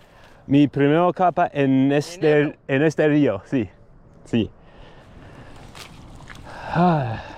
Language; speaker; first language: Spanish; non-native, learner; English